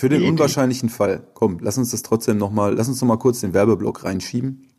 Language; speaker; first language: German; native; German